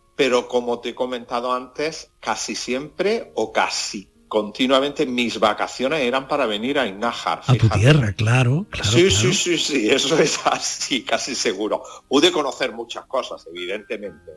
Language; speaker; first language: Spanish; native; Spanish